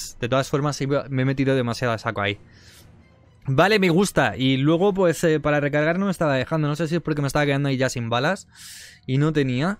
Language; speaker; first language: Spanish; native; Spanish